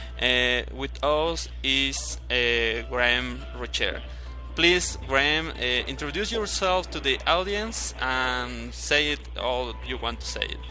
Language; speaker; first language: English; non-native, learner; Spanish